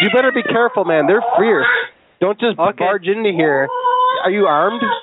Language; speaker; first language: English; native; English